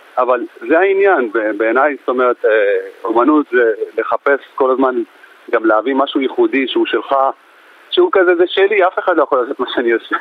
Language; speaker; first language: Hebrew; early bilingual, other home language; Amharic